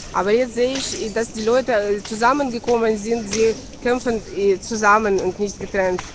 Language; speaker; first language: German; non-native, fluent; Russian